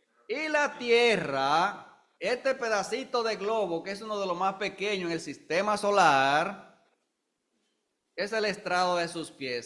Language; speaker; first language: Spanish; native; Spanish